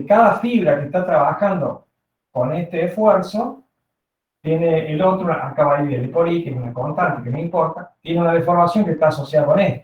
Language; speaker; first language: Spanish; native; Spanish